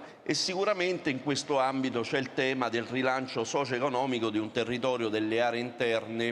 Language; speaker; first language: Italian; native; Italian